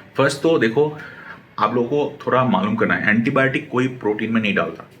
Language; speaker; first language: Hindi; non-native, local second language; Bangla